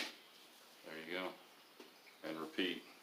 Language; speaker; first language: English; native; English